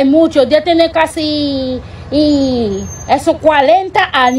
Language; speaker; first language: Spanish; non-native, learner; Haitian Creole